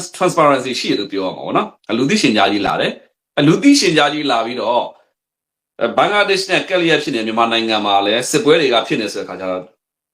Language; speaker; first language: Burmese; native; Burmese